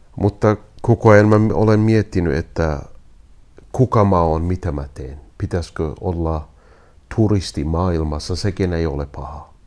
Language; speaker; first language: Finnish; non-native, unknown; Kurdish